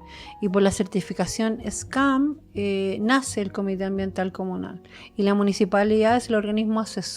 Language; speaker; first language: Spanish; native; Spanish